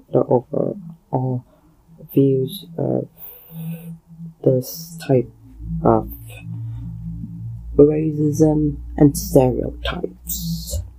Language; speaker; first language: English; non-native, local second language; Cantonese